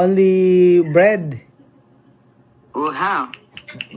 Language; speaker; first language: English; non-native, local second language; Filipino